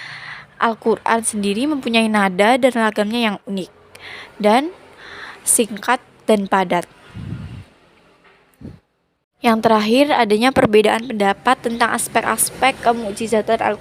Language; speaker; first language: Indonesian; native; Indonesian